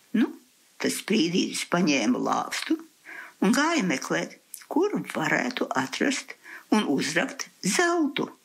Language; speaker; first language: Latvian; early bilingual, heritage; Latvian